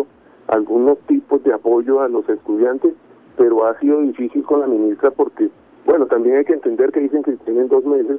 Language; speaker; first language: Spanish; native; Spanish